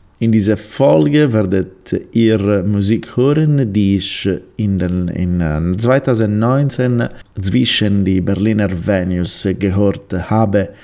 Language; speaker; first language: German; non-native, learner; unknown